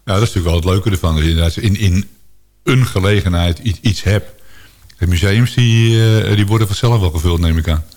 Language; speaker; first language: Dutch; native; Dutch